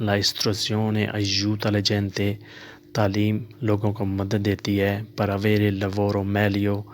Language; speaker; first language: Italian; non-native, learner; Urdu